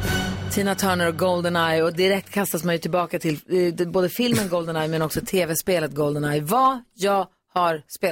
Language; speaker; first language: Swedish; native; Swedish